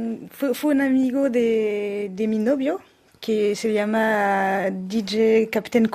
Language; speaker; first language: Spanish; non-native, learner; French